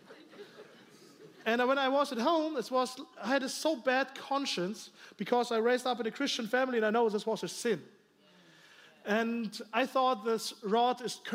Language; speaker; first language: English; non-native, learner; German